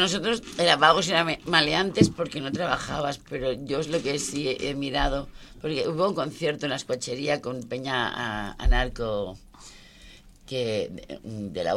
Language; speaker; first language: Spanish; native; Spanish